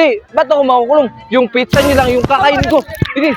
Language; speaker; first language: Filipino; non-native, local second language; Cebuano